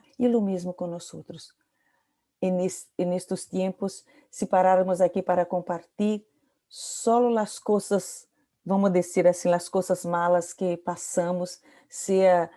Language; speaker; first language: Portuguese; non-native, learner; Spanish